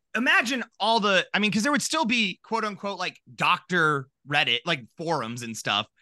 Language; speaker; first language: English; native; English